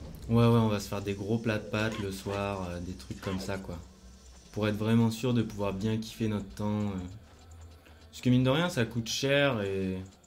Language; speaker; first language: French; native; French